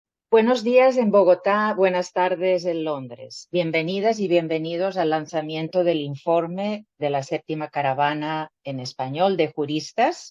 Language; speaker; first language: Spanish; native; Spanish